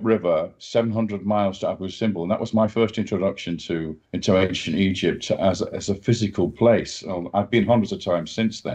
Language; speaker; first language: English; native; English